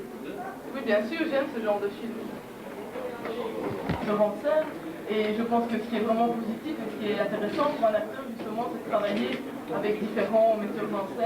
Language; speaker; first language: French; native; French